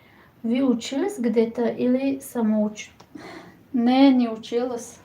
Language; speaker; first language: Russian; non-native, learner; Tajik